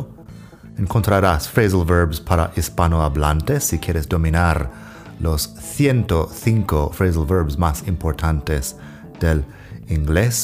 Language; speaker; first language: Spanish; non-native, fluent; English